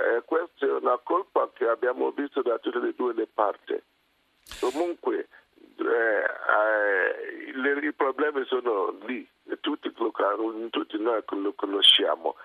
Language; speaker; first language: Italian; non-native, fluent; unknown